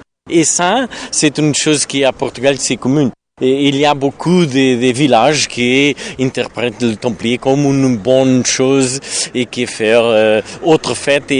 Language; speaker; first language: French; non-native, learner; Portuguese